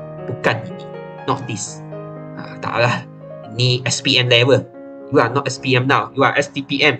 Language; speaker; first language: English; non-native, local second language; Chinese